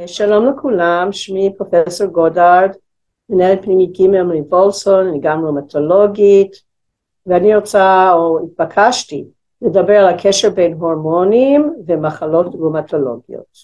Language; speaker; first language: Hebrew; non-native, fluent; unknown